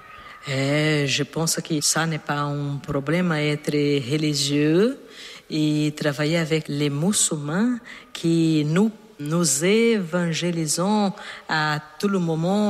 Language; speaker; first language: French; non-native, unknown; Portuguese